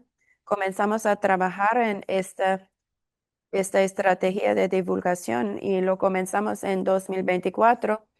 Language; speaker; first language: Spanish; non-native, fluent; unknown